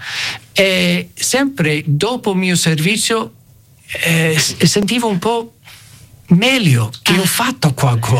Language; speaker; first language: Italian; non-native, fluent; English